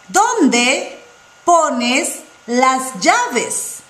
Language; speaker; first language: Spanish; non-native, fluent; English